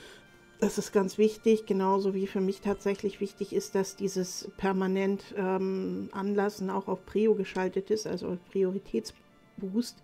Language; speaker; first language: German; native; German